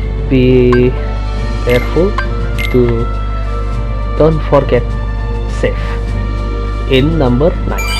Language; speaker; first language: English; non-native, learner; Indonesian